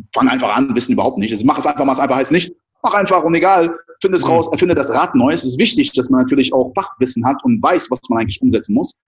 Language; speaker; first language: German; early bilingual, other home language; French